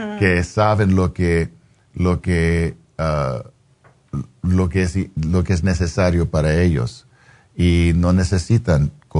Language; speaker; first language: Spanish; non-native, fluent; English